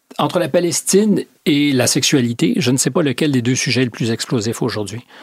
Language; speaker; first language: French; native; French